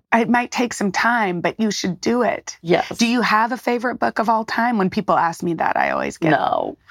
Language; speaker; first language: English; native; English